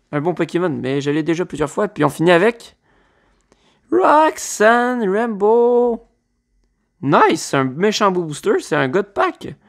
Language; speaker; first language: French; native; French